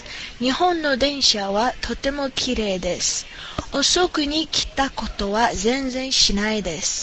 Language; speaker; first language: Japanese; non-native, learner; English